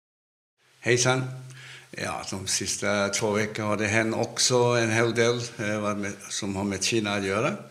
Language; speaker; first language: Swedish; non-native, fluent; Cantonese